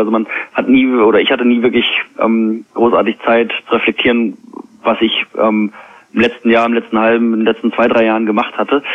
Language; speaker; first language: German; native; German